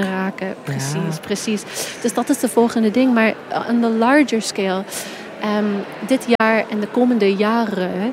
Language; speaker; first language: Dutch; non-native, fluent; English